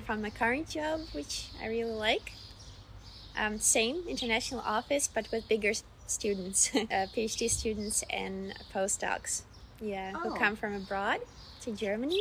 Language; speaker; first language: English; non-native, fluent; Russian